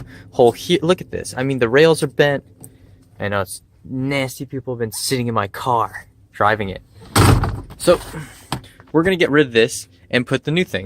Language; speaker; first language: English; native; English